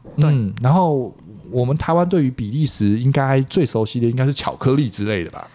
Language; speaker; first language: Chinese; native; Chinese